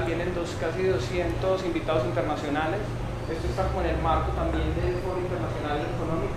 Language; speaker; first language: Spanish; native; Spanish